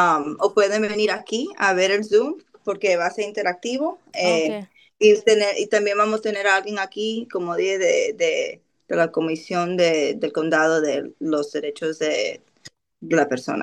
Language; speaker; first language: Spanish; early bilingual, other home language; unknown